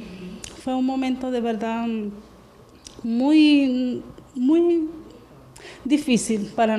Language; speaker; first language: Portuguese; non-native, learner; Spanish